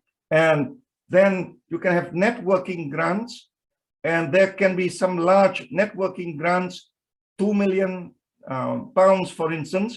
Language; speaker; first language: English; non-native, fluent; Vietnamese